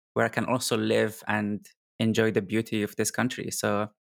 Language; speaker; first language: English; non-native, fluent; Arabic